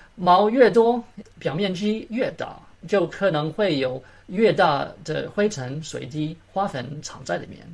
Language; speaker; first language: Chinese; early bilingual, heritage; Chinese